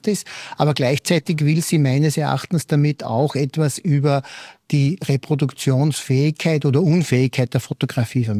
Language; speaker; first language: German; native; German